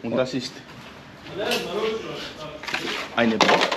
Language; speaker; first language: German; non-native, learner; Croatian